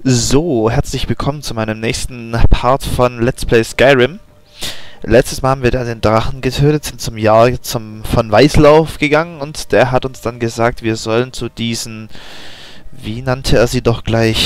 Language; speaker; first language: German; native; German